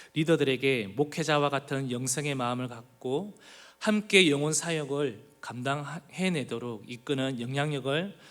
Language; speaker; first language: Korean; native; Korean